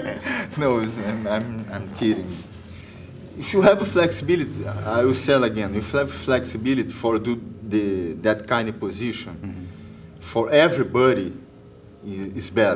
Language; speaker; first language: English; non-native, learner; Portuguese